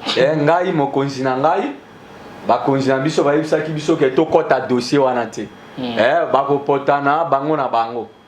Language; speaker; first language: Lingala; non-native, local second language; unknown